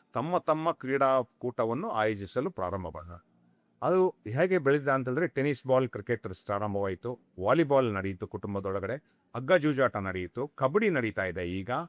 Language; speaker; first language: Kannada; non-native, local second language; Kodava